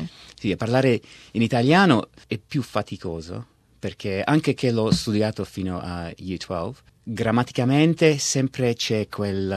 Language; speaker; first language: Italian; early bilingual, heritage; Italian